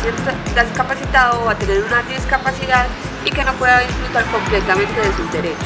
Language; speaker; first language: Spanish; native; Spanish